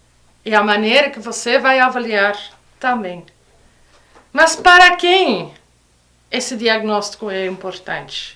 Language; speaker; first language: Portuguese; non-native, fluent; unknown